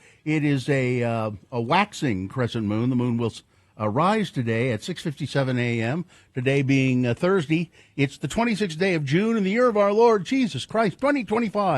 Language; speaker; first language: English; native; English